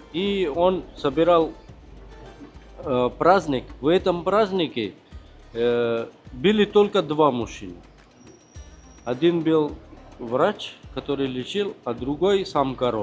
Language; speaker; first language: Russian; non-native, fluent; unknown